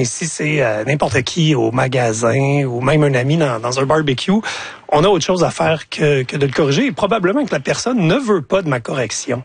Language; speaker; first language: French; native; French